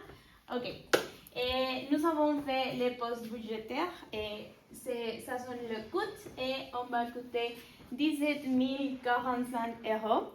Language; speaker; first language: French; non-native, learner; Spanish